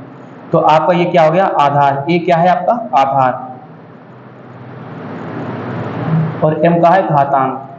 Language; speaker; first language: Hindi; native; Hindi